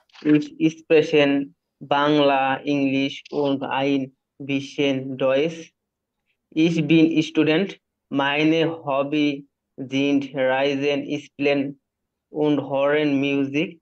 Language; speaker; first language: German; non-native, learner; Bangla